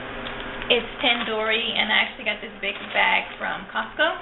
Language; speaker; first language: English; native; English